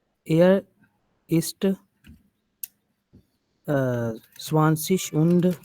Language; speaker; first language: German; non-native, learner; Urdu